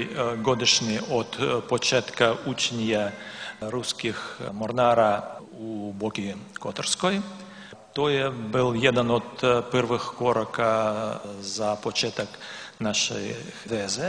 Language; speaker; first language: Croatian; non-native, learner; Russian